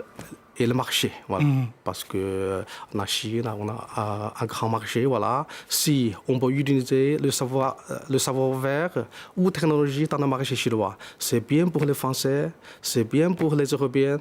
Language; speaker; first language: French; non-native, fluent; Chinese